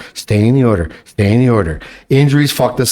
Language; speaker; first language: English; native; English